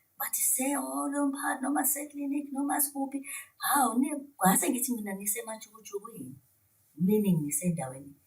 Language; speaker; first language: Zulu; native; Zulu